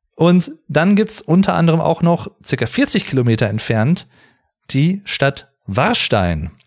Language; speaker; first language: German; native; German